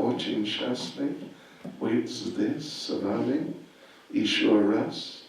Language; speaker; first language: Russian; non-native, learner; English